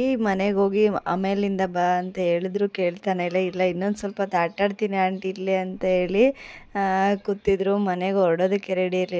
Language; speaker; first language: Kannada; native; Kannada